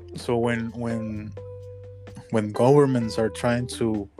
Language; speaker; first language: English; non-native, fluent; Spanish